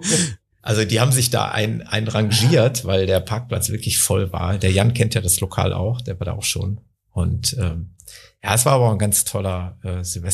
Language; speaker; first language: German; native; German